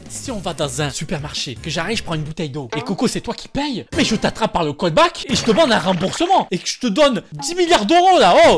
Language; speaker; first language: French; native; French